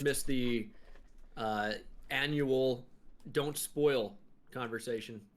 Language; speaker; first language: English; native; English